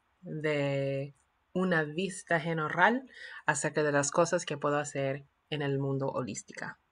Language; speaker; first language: Spanish; non-native, fluent; English